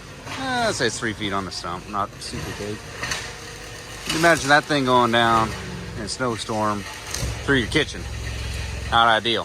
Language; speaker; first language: English; native; English